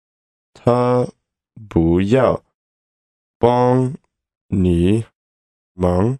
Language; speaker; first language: Chinese; non-native, learner; English